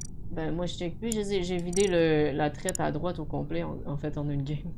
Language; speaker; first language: French; native; French